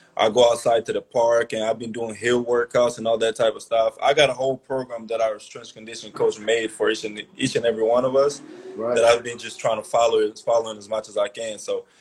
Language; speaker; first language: English; early bilingual, other home language; Portuguese